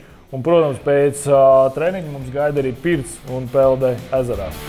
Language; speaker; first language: Latvian; native; Latvian